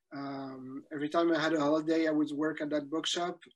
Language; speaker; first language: English; non-native, fluent; French